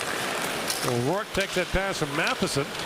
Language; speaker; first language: English; native; English